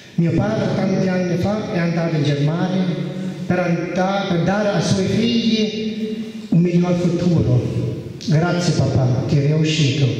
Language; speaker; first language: Italian; early bilingual, heritage; German